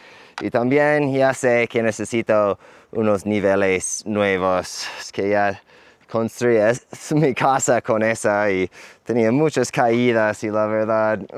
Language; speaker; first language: Spanish; non-native, fluent; English